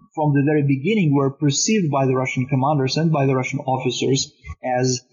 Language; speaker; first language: English; non-native, fluent; Romanian